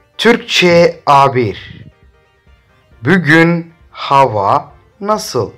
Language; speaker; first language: Turkish; non-native, fluent; Somali